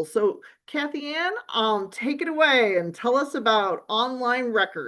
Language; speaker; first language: English; native; English